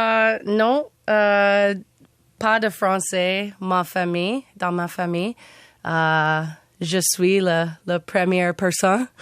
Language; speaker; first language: French; non-native, learner; English